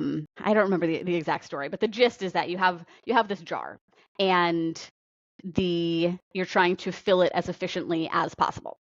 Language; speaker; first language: English; native; English